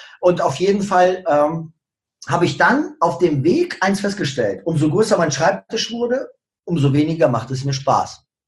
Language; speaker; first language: German; early bilingual, other home language; Russian